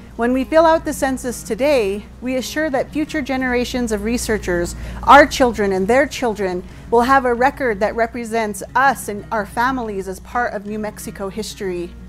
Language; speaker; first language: English; native; English